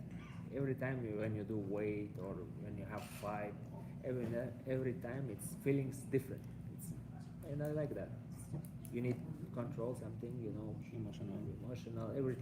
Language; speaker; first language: English; non-native, learner; Russian